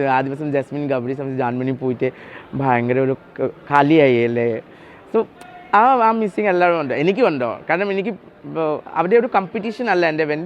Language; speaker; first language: Malayalam; non-native, fluent; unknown